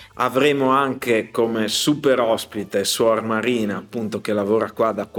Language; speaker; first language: Italian; native; Italian